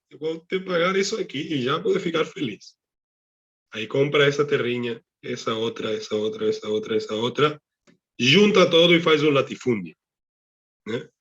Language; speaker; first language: Portuguese; non-native, fluent; Catalan